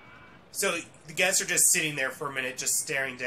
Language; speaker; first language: English; native; English